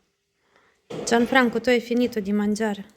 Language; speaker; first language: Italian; non-native, fluent; Russian